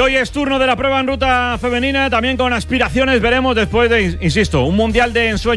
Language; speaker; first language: Spanish; native; Spanish